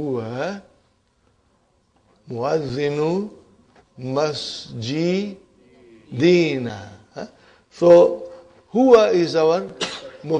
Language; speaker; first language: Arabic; non-native, fluent; English